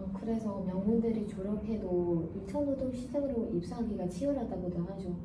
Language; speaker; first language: Korean; non-native, learner; Burmese